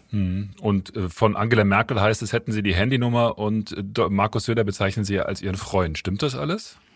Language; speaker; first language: German; native; German